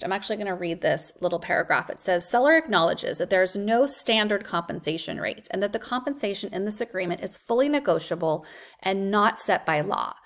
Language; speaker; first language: English; native; English